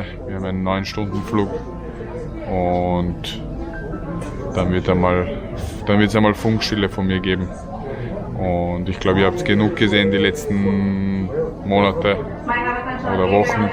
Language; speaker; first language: German; early bilingual, other home language; Serbian